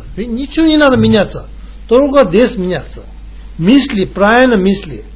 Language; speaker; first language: Russian; non-native, learner; Tibetan